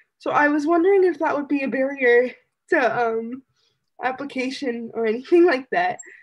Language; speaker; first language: English; native; English